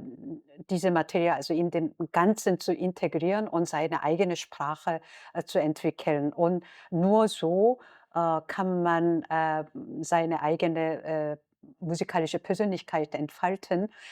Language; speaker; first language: German; non-native, fluent; Korean